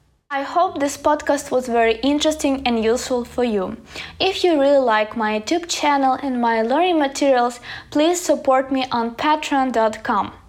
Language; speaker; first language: English; non-native, fluent; Ukrainian